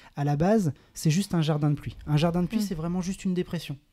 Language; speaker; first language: French; native; French